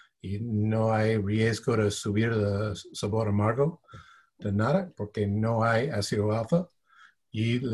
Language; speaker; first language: Spanish; non-native, fluent; English